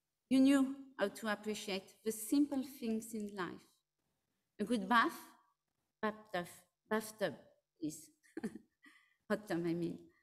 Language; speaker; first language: English; non-native, fluent; French